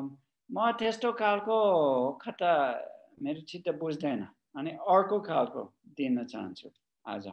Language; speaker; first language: Nepali; non-native, fluent; English